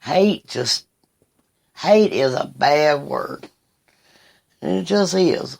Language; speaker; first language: English; native; English